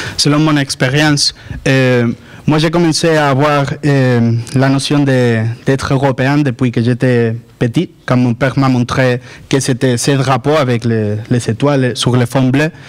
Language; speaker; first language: French; non-native, fluent; Spanish